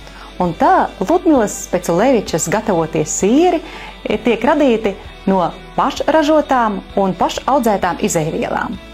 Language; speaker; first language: Latvian; native; Latvian